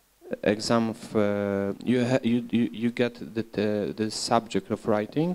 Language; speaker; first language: English; non-native, learner; Polish